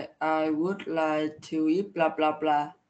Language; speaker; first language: English; non-native, learner; Vietnamese